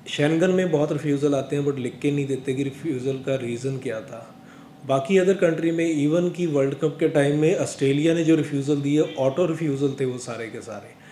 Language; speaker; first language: Hindi; non-native, local second language; Punjabi